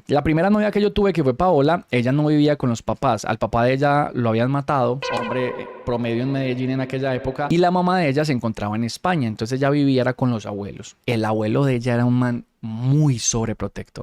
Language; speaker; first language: Spanish; native; Spanish